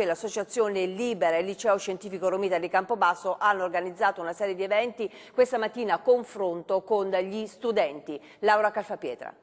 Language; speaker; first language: Italian; native; Italian